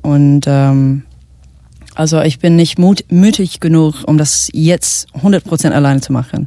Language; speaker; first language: German; non-native, fluent; English